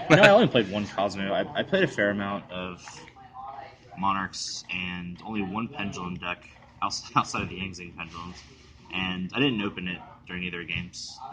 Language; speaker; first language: English; native; English